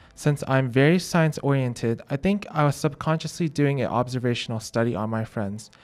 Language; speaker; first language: English; native; English